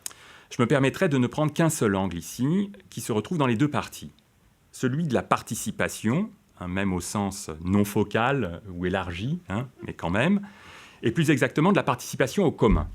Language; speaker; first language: French; native; French